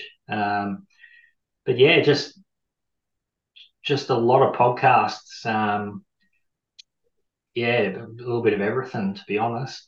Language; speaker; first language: English; native; English